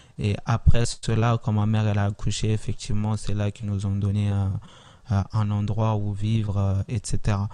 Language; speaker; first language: French; early bilingual, other home language; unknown